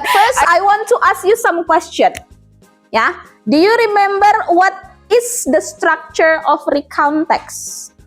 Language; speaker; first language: English; non-native, fluent; Indonesian